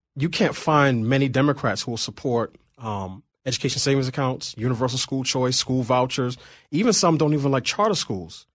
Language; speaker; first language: English; native; English